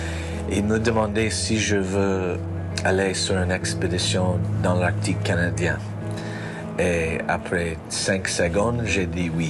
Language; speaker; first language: French; non-native, learner; English